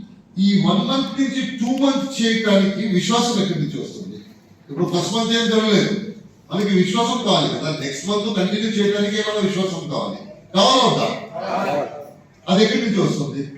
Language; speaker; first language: Telugu; non-native, fluent; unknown